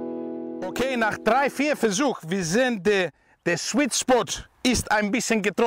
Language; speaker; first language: German; non-native, fluent; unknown